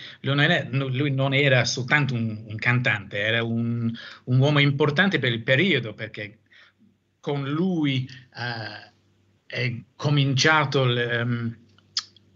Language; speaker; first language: Italian; non-native, fluent; English